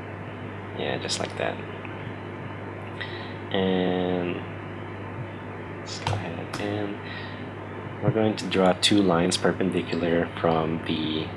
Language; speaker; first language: English; native; English